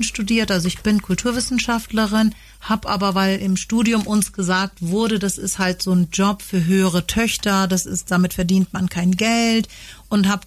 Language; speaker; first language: German; native; German